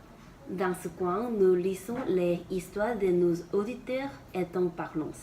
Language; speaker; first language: French; non-native, learner; Korean